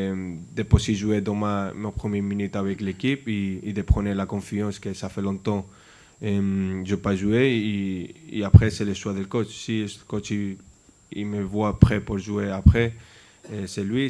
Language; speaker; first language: French; non-native, fluent; Spanish